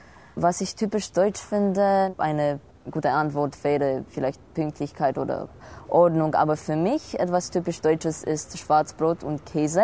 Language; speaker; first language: German; non-native, fluent; Romanian